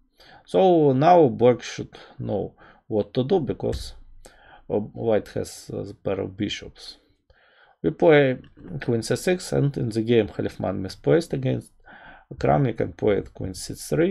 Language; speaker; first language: English; non-native, fluent; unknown